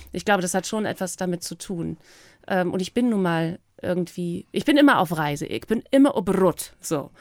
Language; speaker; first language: German; native; German